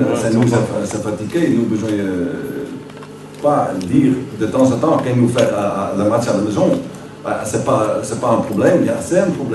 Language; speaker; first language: French; non-native, learner; Dutch